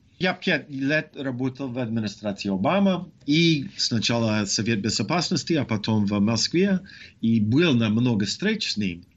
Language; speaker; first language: Russian; non-native, fluent; English